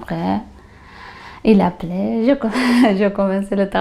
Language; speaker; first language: French; non-native, learner; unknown